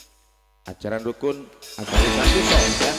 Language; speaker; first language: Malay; non-native, local second language; Javanese